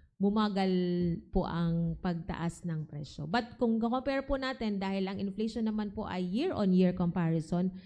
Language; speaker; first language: Filipino; non-native, local second language; Bikol